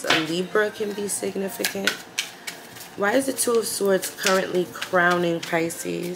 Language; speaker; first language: English; native; English